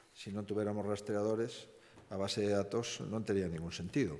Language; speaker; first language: Spanish; non-native, local second language; Galician